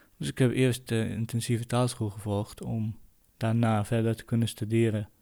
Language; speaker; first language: Dutch; non-native, fluent; Kurdish